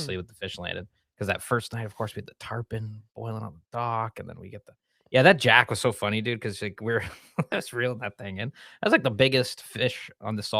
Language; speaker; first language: English; native; English